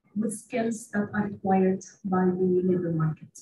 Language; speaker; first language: English; non-native, fluent; Arabic